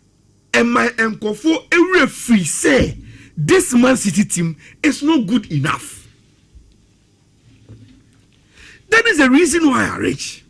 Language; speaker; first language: English; non-native, local second language; Akan